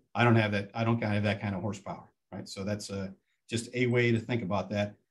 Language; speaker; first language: English; native; English